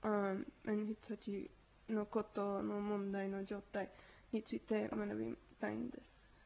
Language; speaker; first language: Japanese; non-native, learner; Spanish